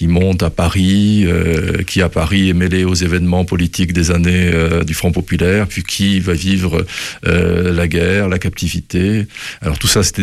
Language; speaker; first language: French; native; French